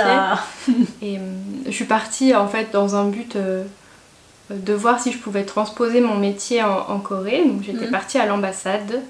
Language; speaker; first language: French; native; French